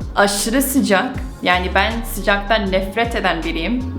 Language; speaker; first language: Turkish; non-native, fluent; Korean